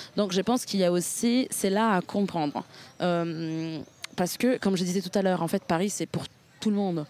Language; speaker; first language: French; non-native, fluent; Italian